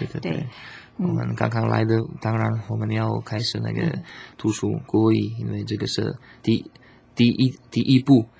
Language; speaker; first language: Chinese; non-native, learner; Slovak